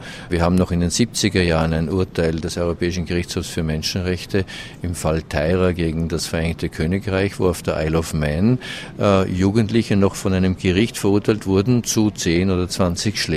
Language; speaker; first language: German; native; German